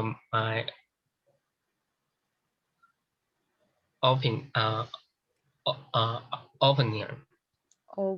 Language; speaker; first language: English; non-native, learner; Chinese